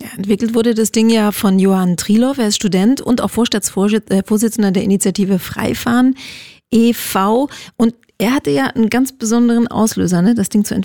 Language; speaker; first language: German; native; German